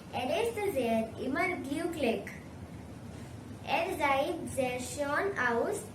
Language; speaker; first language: German; non-native, learner; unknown